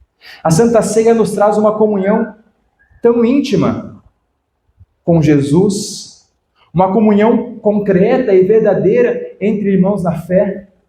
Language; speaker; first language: Portuguese; native; Portuguese